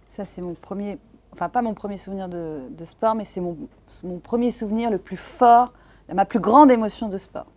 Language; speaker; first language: French; native; French